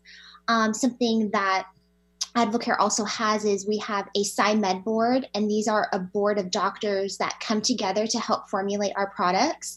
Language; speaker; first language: English; native; English